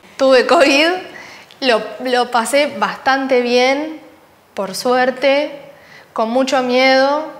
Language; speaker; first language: Spanish; native; Spanish